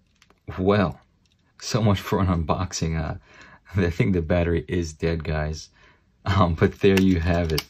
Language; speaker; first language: English; native; English